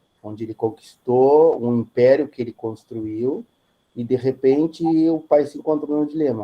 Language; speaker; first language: Portuguese; native; Portuguese